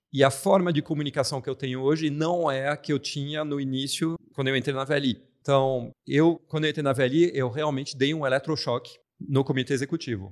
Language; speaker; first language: Portuguese; non-native, fluent; French